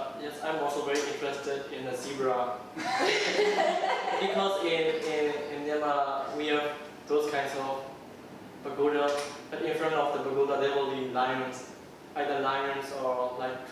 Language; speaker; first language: English; non-native, learner; Burmese